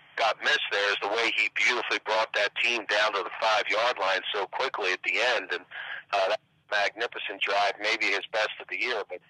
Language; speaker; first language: English; native; English